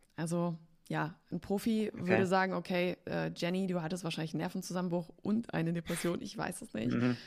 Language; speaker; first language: German; early bilingual, other home language; Polish